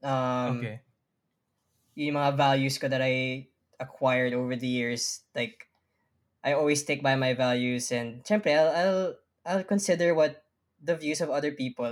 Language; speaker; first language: English; non-native, local second language; Filipino